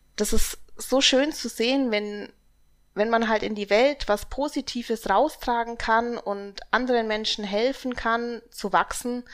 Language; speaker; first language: German; native; German